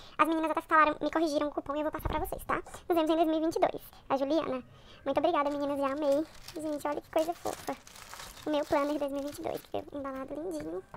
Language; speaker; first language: Portuguese; native; Portuguese